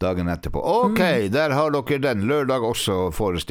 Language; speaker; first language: Norwegian; native; Norwegian